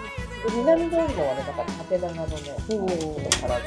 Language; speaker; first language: Japanese; native; Japanese